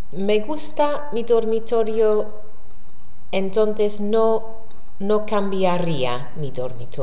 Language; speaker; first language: Spanish; non-native, learner; English